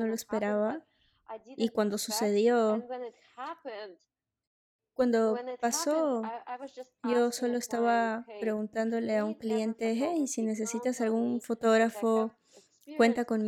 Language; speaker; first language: Spanish; non-native, fluent; Russian